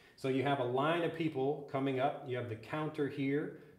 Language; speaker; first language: English; native; English